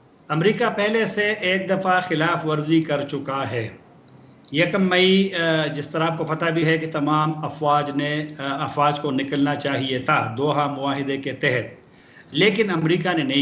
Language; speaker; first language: Hindi; non-native, local second language; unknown